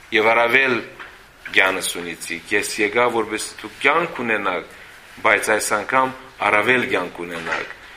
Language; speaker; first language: Armenian; early bilingual, heritage; Armenian